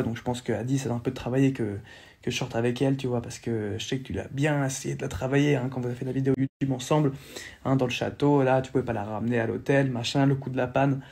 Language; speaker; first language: French; native; French